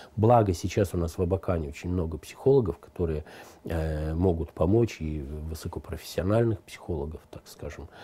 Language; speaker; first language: Russian; native; Russian